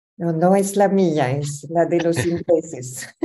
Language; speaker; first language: Spanish; non-native, fluent; French